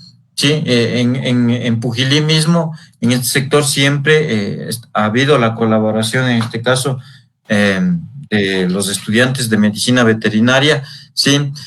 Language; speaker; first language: Spanish; native; Spanish